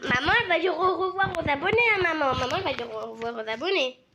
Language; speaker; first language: French; native; French